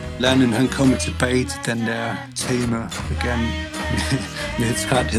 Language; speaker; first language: Danish; non-native, fluent; English